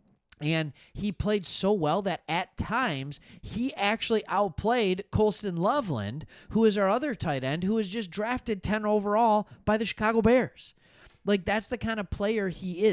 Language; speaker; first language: English; native; English